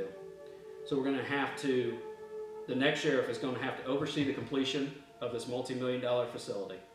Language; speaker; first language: English; native; English